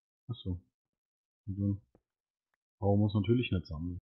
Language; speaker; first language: German; native; German